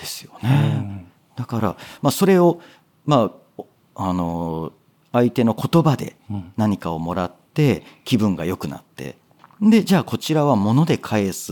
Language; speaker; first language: Japanese; native; Japanese